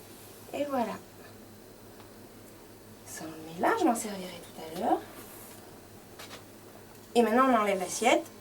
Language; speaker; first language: French; native; French